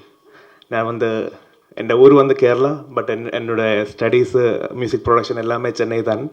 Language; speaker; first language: Tamil; non-native, learner; Malayalam